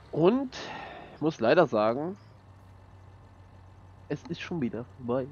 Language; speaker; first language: German; native; German